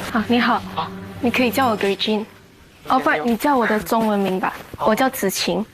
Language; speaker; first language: Chinese; native; Chinese